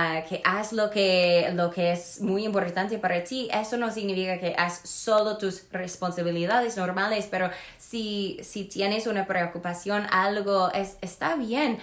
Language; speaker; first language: Spanish; non-native, fluent; English